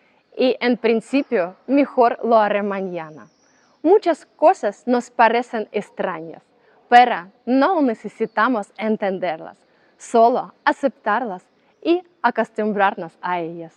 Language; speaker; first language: Spanish; non-native, learner; Russian